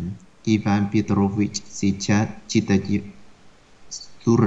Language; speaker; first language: Russian; non-native, learner; Vietnamese